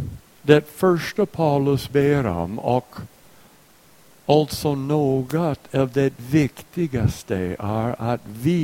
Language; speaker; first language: Swedish; non-native, fluent; English